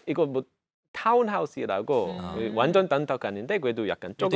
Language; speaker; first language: Korean; non-native, fluent; English